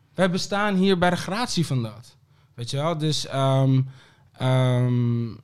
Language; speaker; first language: Dutch; early bilingual, other home language; Papiamento